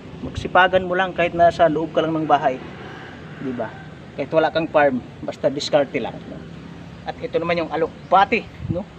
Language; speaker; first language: Filipino; non-native, local second language; Cebuano